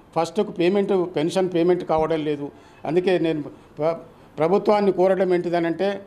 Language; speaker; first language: Telugu; native; Telugu